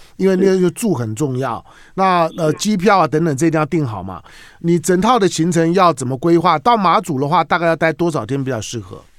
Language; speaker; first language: Chinese; native; Chinese